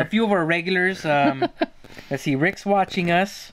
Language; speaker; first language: English; native; English